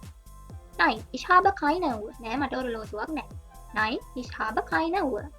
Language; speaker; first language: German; non-native, learner; Sinhala